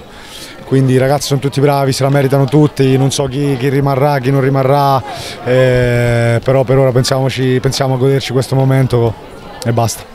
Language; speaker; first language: Italian; native; Italian